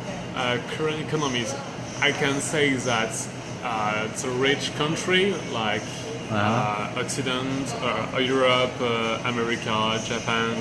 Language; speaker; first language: English; non-native, learner; French